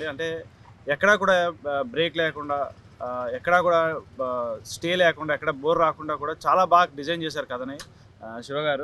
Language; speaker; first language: Telugu; native; Telugu